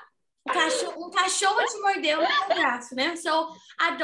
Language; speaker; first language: Portuguese; native; Portuguese